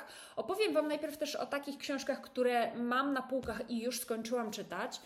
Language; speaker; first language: Polish; native; Polish